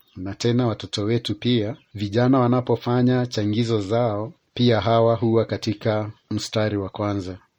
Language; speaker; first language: Swahili; non-native, local second language; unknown